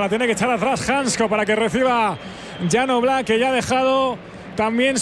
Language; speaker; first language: Spanish; native; Spanish